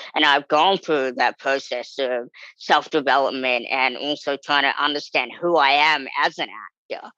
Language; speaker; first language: English; native; English